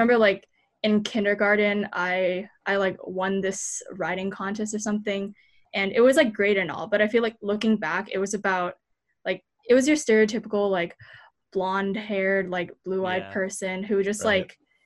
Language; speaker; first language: English; native; English